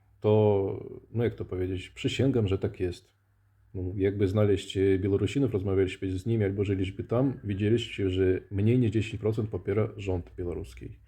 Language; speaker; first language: Polish; non-native, fluent; Russian